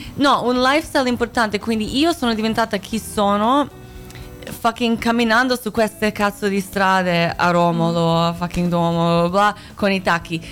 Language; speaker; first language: Italian; non-native, fluent; Croatian